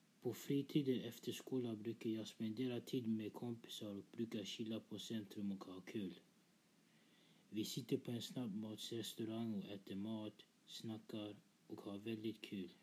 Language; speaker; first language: Swedish; early bilingual, other home language; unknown